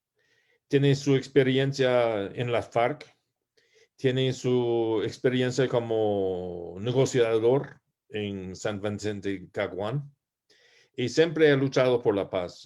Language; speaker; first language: Spanish; non-native, learner; English